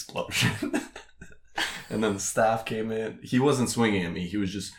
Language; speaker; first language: English; non-native, fluent; Russian